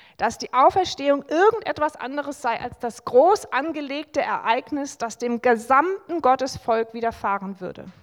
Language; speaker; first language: German; native; German